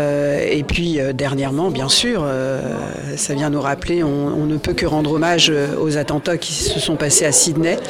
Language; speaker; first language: French; native; French